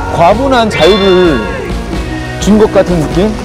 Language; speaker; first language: Korean; native; Korean